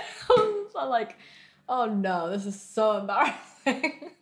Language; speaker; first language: English; early bilingual, other home language; Vietnamese